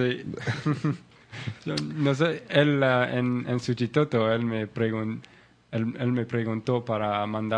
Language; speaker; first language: Spanish; non-native, learner; English